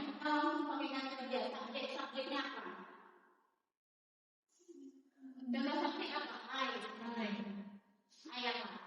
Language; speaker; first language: Indonesian; native; Indonesian